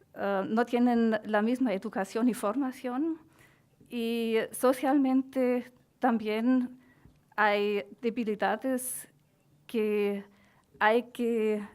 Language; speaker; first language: Spanish; non-native, fluent; German